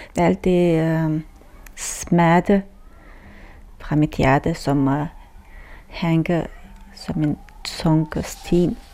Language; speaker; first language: Danish; non-native, learner; Chechen